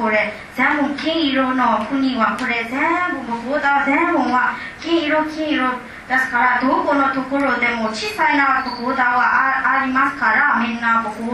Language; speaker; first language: Japanese; non-native, learner; Burmese